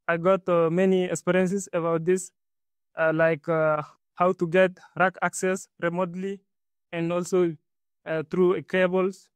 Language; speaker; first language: English; non-native, learner; Arabic